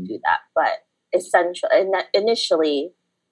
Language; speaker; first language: English; early bilingual, other home language; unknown